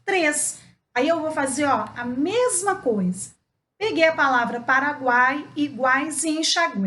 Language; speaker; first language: Portuguese; native; Portuguese